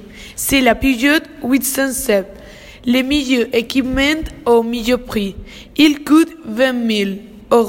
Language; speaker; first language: French; non-native, learner; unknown